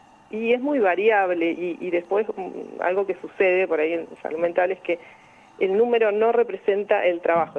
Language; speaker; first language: Spanish; native; Spanish